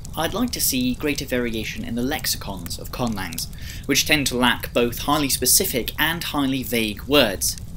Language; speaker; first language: English; early bilingual, other home language; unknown